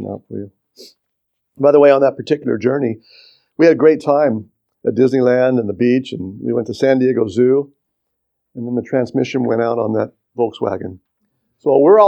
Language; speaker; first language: English; native; English